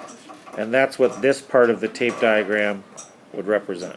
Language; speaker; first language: English; native; English